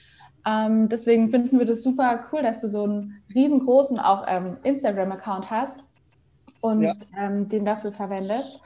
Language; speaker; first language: German; native; German